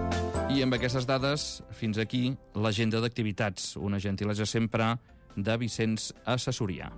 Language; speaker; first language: Catalan; native; Catalan